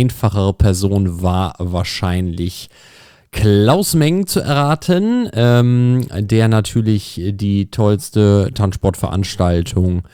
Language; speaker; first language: German; native; German